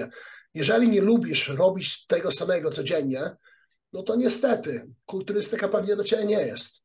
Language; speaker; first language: Polish; early bilingual, heritage; Polish